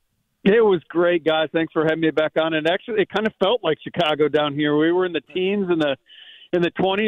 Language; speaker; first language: English; native; English